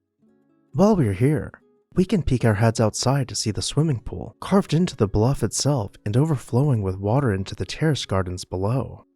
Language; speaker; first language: English; native; English